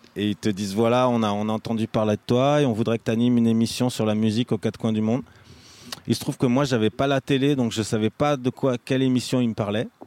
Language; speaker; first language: French; native; French